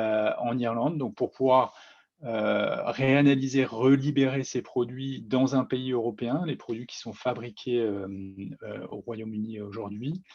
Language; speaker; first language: French; native; French